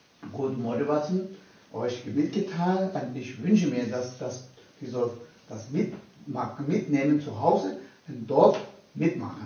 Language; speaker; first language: German; non-native, learner; Tibetan